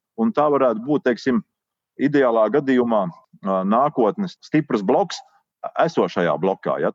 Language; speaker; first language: Latvian; native; Latvian